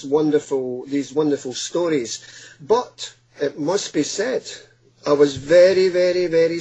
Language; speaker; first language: English; native; English